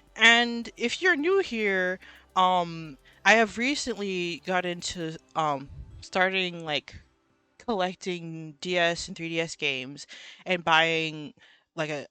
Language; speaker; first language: English; native; English